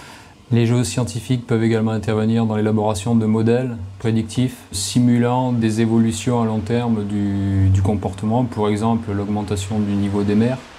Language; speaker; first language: French; native; French